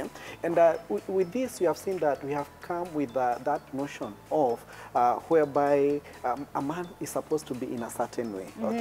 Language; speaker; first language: English; non-native, local second language; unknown